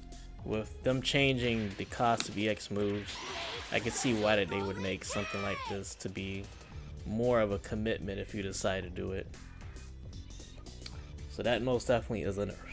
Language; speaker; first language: English; native; English